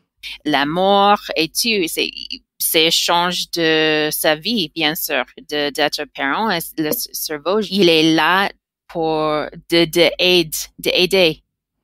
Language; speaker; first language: French; non-native, learner; English